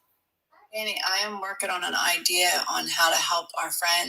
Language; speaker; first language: English; native; English